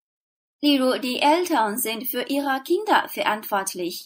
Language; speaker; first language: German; non-native, fluent; Chinese